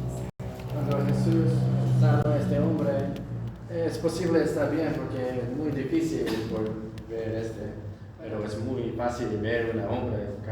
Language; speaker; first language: Spanish; non-native, learner; Korean